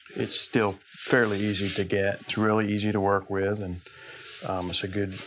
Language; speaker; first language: English; native; English